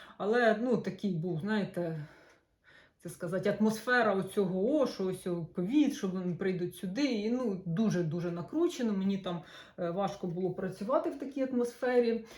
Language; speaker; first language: Ukrainian; non-native, local second language; Russian